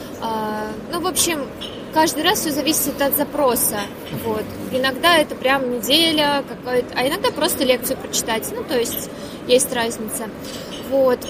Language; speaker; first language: Russian; native; Russian